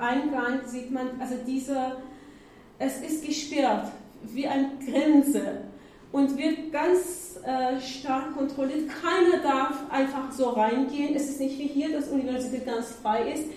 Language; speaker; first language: German; non-native, learner; Persian